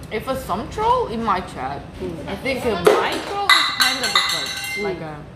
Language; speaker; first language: English; non-native, learner; Korean